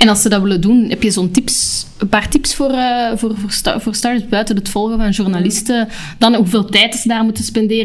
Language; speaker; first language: Dutch; native; Dutch